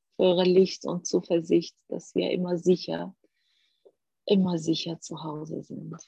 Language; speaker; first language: German; non-native, fluent; Georgian